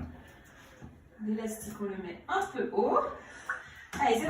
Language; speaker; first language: French; native; French